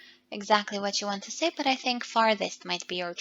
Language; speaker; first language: English; non-native, fluent; Serbian